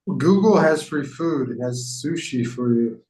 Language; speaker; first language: English; non-native, fluent; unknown